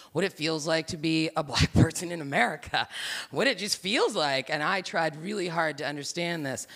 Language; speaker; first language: English; native; English